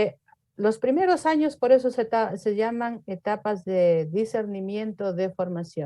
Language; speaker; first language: Spanish; native; Spanish